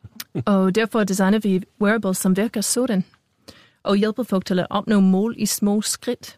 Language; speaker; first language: Danish; non-native, fluent; English